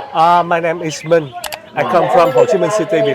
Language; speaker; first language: English; non-native, learner; Vietnamese